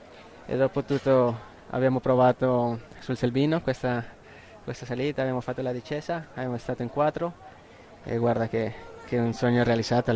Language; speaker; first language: Italian; non-native, fluent; Spanish